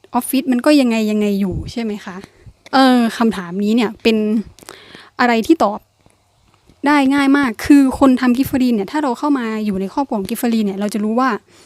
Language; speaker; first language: Thai; native; Thai